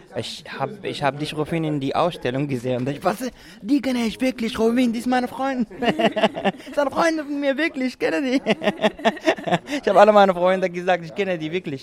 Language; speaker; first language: German; non-native, local second language; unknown